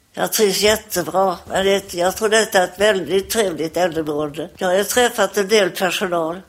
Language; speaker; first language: Swedish; native; Swedish